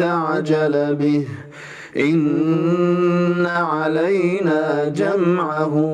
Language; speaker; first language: Arabic; native; Arabic